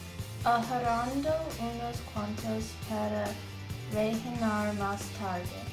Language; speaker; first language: Spanish; non-native, learner; English